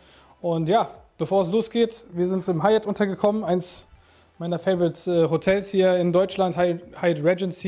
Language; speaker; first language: German; native; German